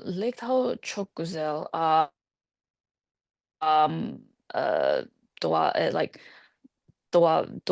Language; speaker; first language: Turkish; non-native, learner; English